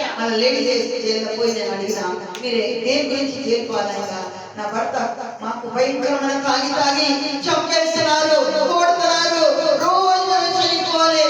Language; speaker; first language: Telugu; non-native, learner; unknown